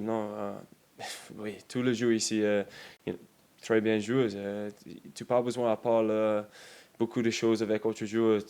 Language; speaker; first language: French; non-native, learner; English